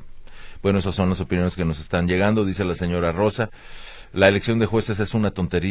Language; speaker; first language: Spanish; native; Spanish